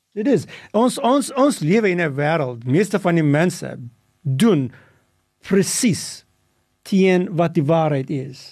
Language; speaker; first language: Afrikaans; non-native, local second language; English